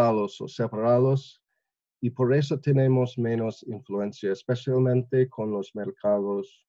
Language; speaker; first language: Spanish; non-native, learner; English